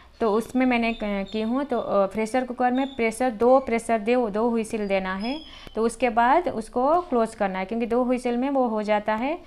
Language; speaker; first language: Hindi; non-native, local second language; Odia